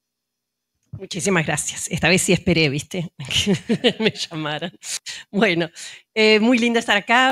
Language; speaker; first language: Spanish; native; Spanish